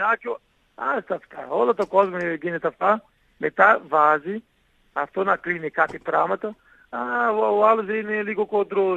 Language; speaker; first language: Greek; non-native, learner; Portuguese